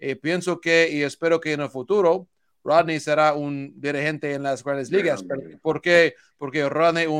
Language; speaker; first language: Spanish; non-native, learner; English